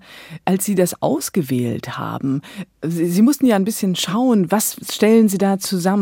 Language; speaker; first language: German; native; German